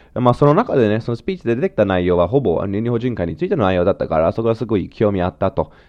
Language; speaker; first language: Japanese; non-native, fluent; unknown